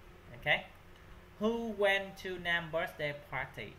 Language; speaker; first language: English; non-native, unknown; Vietnamese